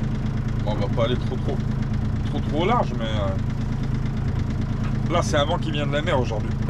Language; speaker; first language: French; native; French